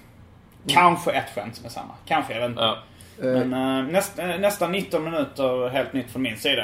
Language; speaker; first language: Swedish; native; Swedish